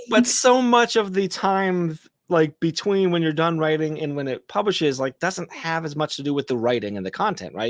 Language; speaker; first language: English; native; English